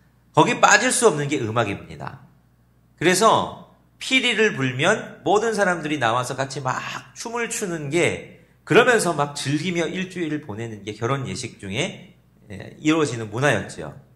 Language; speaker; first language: Korean; native; Korean